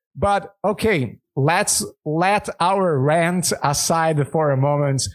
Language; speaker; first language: English; non-native, fluent; Portuguese